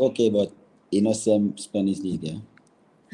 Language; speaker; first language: English; non-native, learner; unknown